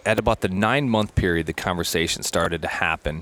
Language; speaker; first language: English; native; English